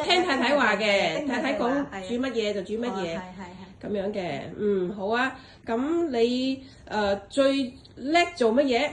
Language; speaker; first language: Cantonese; native; Cantonese